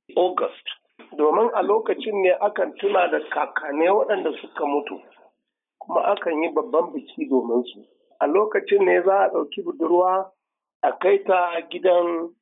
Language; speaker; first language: Hausa; non-native, local second language; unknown